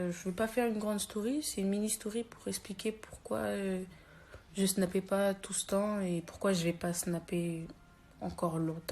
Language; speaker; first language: French; native; French